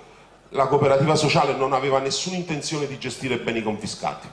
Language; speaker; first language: Italian; native; Italian